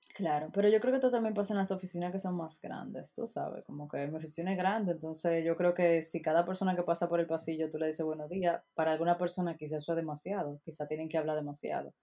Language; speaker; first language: Spanish; native; Spanish